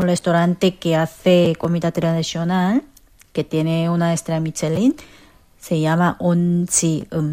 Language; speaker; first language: Spanish; non-native, fluent; Korean